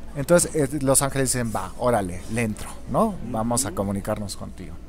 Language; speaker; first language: Spanish; non-native, local second language; German